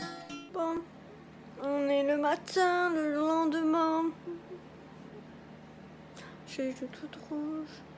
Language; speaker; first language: French; native; French